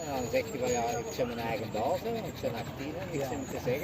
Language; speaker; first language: Dutch; native; Dutch